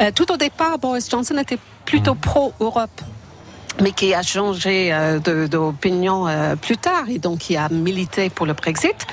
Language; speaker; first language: French; non-native, fluent; English